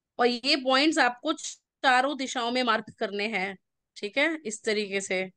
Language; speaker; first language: Hindi; native; Hindi